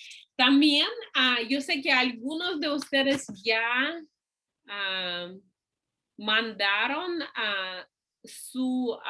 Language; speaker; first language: Spanish; non-native, fluent; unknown